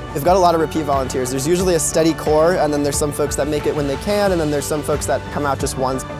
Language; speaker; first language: English; native; English